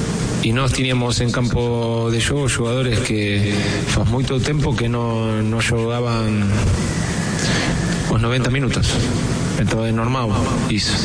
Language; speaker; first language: Portuguese; non-native, fluent; Spanish